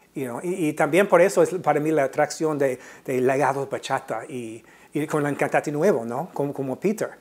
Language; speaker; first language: Spanish; non-native, fluent; English